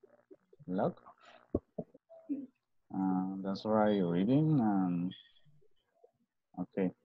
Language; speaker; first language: English; non-native, fluent; Spanish